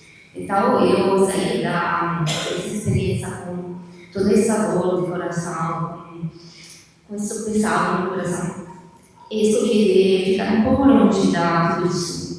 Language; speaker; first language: Portuguese; non-native, fluent; Italian